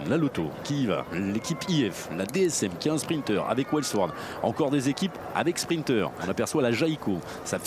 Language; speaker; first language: French; native; French